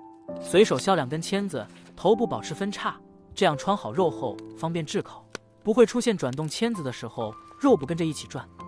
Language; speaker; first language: Chinese; native; Chinese